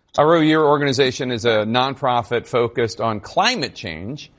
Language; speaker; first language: English; native; English